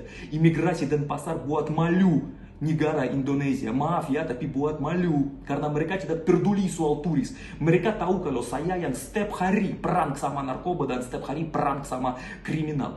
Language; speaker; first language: Indonesian; non-native, learner; Russian